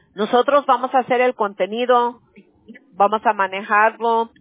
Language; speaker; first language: Spanish; early bilingual, other home language; English